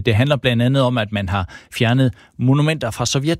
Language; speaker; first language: Danish; native; Danish